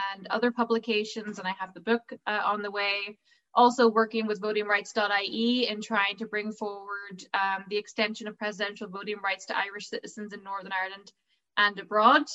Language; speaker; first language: English; native; English